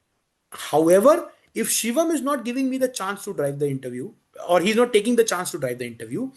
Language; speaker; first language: English; non-native, local second language; Hindi